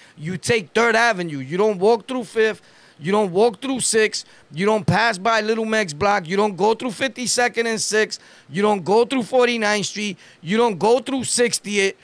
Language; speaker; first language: English; early bilingual, other home language; Spanish